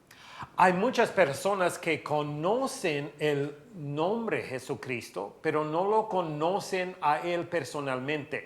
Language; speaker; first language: Spanish; non-native, fluent; English